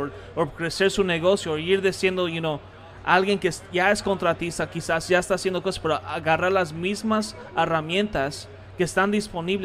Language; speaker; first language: Spanish; early bilingual, heritage; Spanish